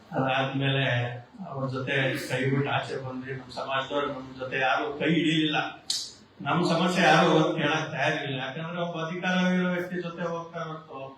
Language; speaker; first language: Kannada; non-native, local second language; Lambadi